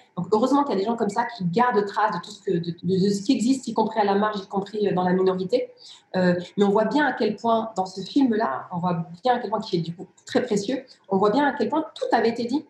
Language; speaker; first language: French; early bilingual, other home language; Riffian